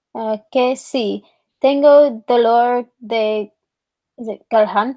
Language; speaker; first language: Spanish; non-native, learner; English